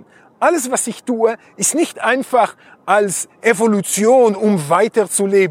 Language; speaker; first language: German; non-native, fluent; Hebrew